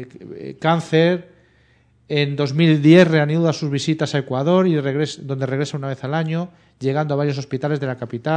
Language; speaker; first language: Spanish; native; Spanish